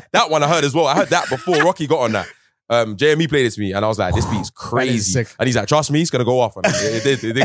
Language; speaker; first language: English; native; English